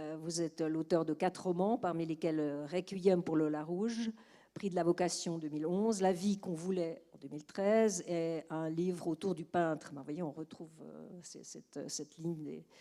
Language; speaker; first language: French; native; French